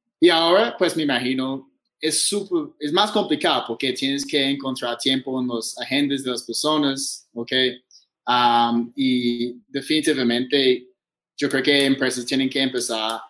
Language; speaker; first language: Spanish; non-native, fluent; English